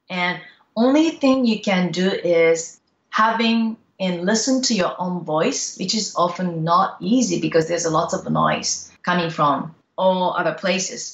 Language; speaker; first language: English; non-native, fluent; Japanese